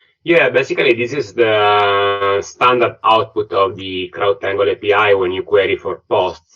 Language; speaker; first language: English; non-native, fluent; Italian